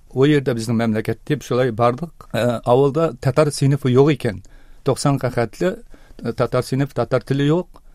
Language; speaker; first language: Tatar; early bilingual, heritage; Tatar